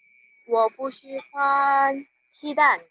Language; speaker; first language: Chinese; non-native, learner; Indonesian